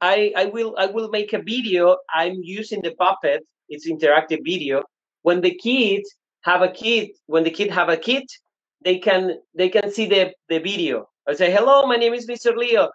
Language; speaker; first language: English; non-native, learner; Spanish